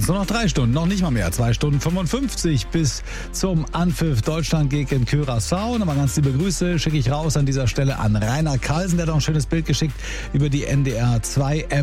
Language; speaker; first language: German; native; German